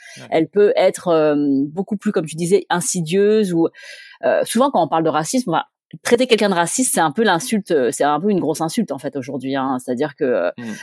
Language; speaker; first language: French; early bilingual, other home language; Chinese